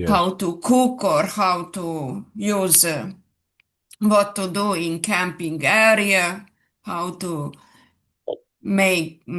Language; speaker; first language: English; non-native, fluent; Serbian